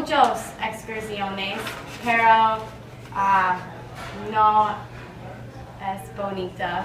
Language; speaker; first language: Spanish; non-native, learner; English